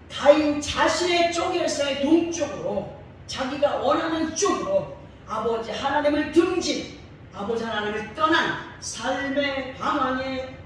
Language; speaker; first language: Korean; native; Korean